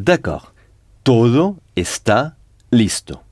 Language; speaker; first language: Spanish; non-native, fluent; French